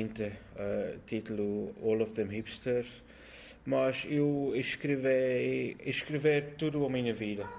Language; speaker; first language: Portuguese; non-native, learner; English